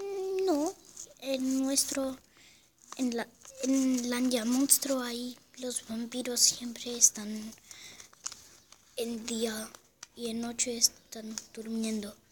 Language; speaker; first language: Spanish; non-native, learner; German